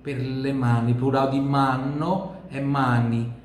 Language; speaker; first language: Italian; non-native, fluent; Portuguese